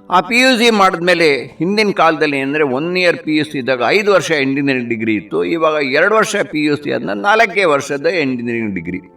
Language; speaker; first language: Kannada; non-native, local second language; Tamil